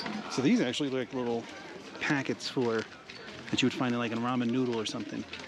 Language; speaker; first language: English; native; English